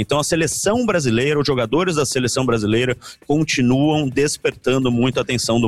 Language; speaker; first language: Portuguese; native; Portuguese